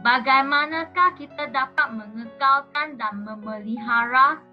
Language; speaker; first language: Malay; non-native, local second language; Chinese